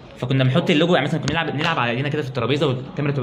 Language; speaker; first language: Arabic; native; Arabic